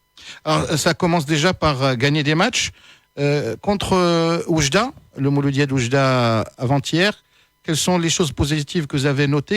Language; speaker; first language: French; native; French